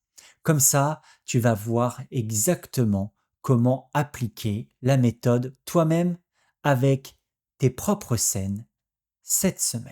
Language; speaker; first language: French; native; French